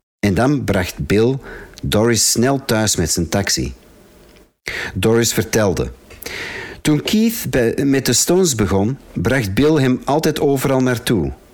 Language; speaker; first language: Dutch; native; Dutch